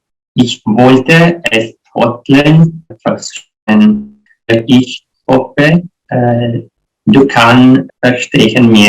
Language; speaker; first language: German; non-native, learner; Italian